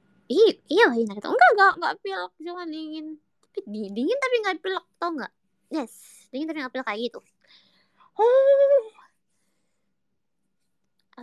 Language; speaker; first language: Japanese; non-native, learner; Indonesian